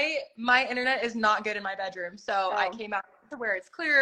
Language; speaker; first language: English; native; English